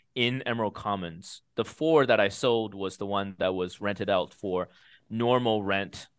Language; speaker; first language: English; early bilingual, other home language; Chinese